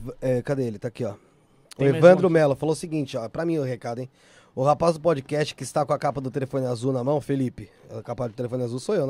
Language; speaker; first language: Portuguese; native; Portuguese